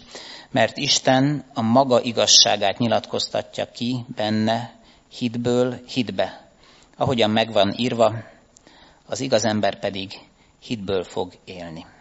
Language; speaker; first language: Hungarian; native; Hungarian